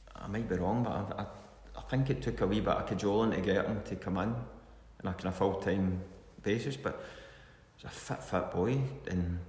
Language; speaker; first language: English; native; English